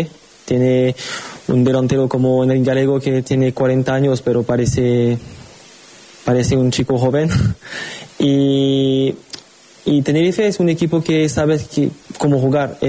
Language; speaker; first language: Spanish; non-native, learner; French